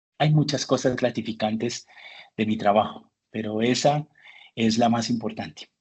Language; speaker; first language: Spanish; early bilingual, heritage; Spanish